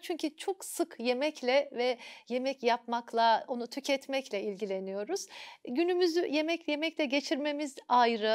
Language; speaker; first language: Turkish; native; Turkish